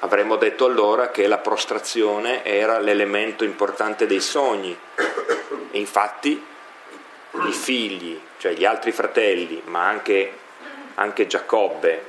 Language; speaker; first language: Italian; native; Italian